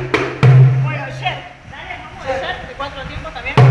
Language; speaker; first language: Spanish; native; Spanish